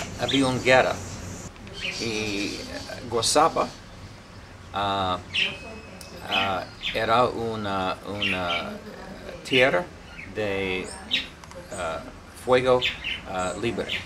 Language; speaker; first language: Spanish; non-native, learner; English